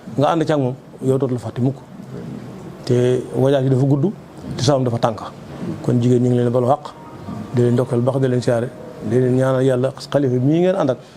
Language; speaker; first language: Wolof; native; Wolof